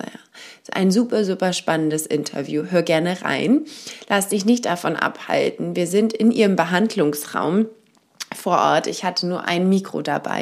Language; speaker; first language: German; native; German